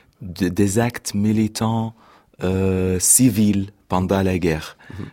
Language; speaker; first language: French; non-native, fluent; Arabic